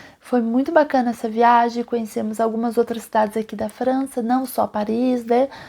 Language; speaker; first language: Portuguese; native; Portuguese